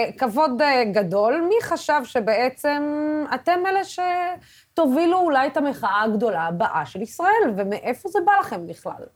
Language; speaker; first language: Hebrew; non-native, local second language; Arabic